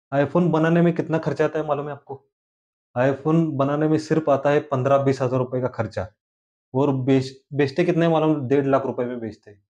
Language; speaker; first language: Hindi; non-native, local second language; Marathi